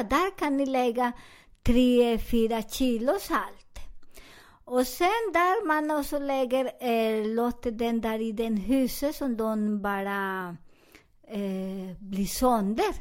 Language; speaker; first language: Swedish; non-native, learner; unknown